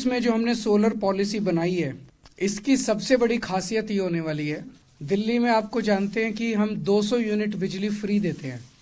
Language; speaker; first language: Hindi; native; Hindi